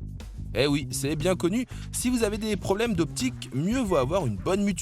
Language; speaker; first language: French; native; French